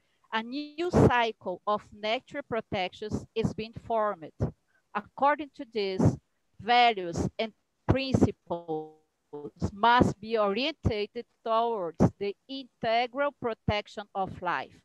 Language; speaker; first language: English; non-native, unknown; Portuguese